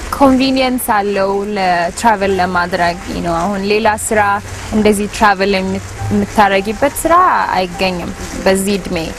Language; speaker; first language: Amharic; early bilingual, heritage; Amharic